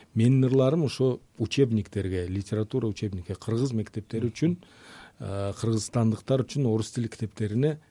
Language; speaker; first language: Kyrgyz; non-native, local second language; Uzbek